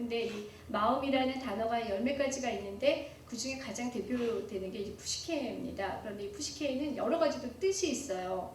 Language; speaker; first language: Korean; native; Korean